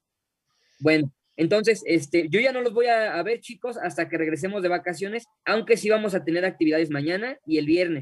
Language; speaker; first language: Spanish; native; Spanish